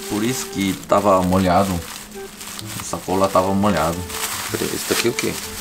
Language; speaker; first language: Portuguese; non-native, learner; Korean